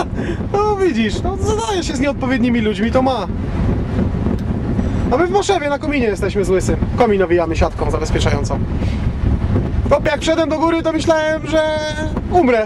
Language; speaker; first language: Polish; native; Polish